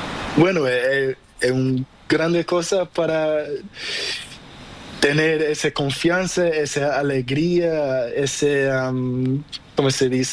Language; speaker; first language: Spanish; non-native, learner; Portuguese